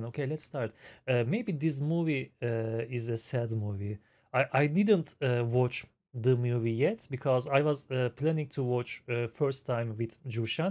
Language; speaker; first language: English; non-native, fluent; Turkish